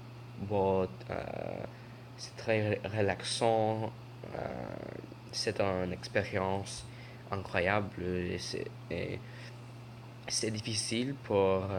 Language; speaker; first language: French; non-native, learner; English